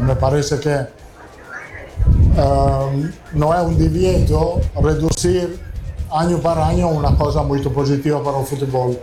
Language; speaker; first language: Portuguese; non-native, fluent; Italian